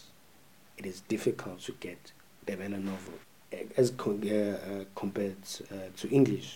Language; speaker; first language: English; non-native, local second language; North Ndebele